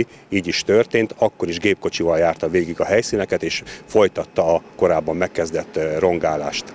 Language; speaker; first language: Hungarian; native; Hungarian